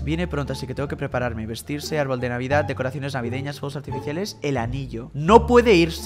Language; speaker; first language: Spanish; native; Spanish